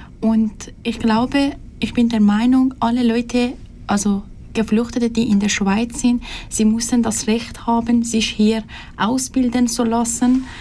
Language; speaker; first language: German; non-native, fluent; Persian